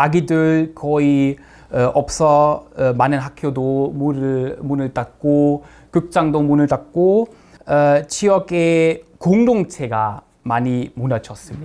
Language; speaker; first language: Korean; non-native, fluent; German